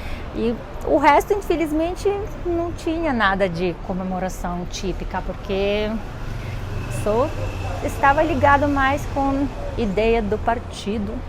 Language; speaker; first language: Portuguese; non-native, fluent; Russian